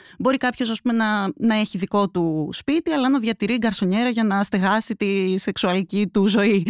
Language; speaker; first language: Greek; native; Greek